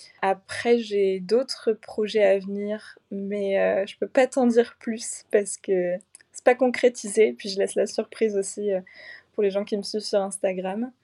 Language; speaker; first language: French; native; French